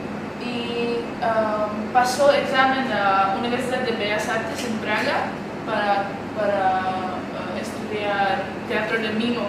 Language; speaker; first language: Spanish; non-native, learner; Czech